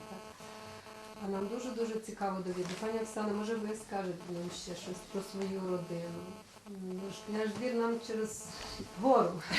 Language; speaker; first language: Ukrainian; native; Ukrainian